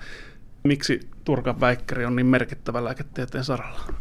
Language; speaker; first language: Finnish; native; Finnish